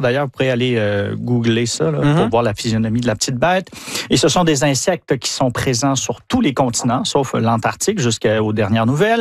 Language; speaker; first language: French; native; French